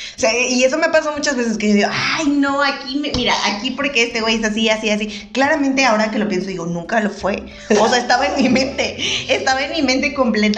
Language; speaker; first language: Spanish; native; Spanish